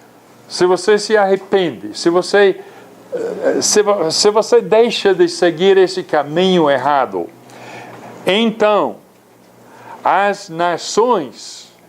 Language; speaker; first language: Portuguese; non-native, fluent; English